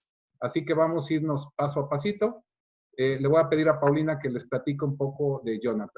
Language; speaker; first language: Spanish; native; Spanish